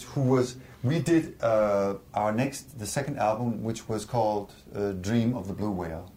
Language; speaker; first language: English; non-native, fluent; Danish